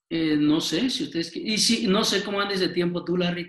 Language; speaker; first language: Spanish; native; Spanish